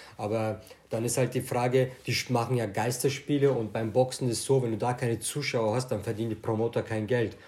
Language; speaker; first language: German; native; German